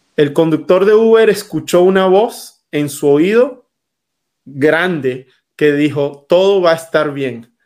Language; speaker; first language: Spanish; native; Spanish